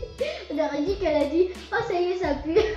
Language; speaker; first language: French; native; French